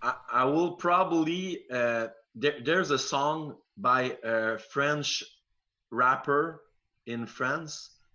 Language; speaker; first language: English; non-native, fluent; French